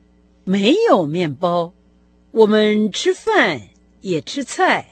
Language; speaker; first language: Chinese; non-native, fluent; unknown